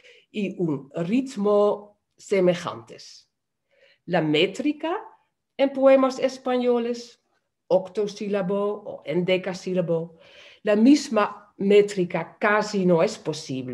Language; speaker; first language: Spanish; non-native, fluent; Dutch